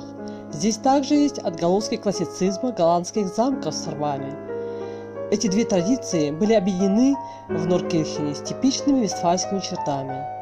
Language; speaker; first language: Russian; native; Russian